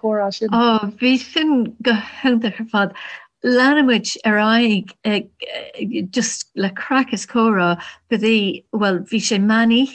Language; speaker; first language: Irish; non-native, learner; English